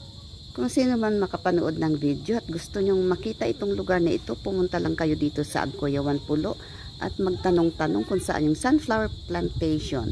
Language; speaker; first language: Filipino; non-native, local second language; Hiligaynon